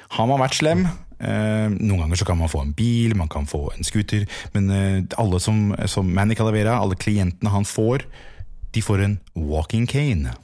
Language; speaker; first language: Norwegian; native; Norwegian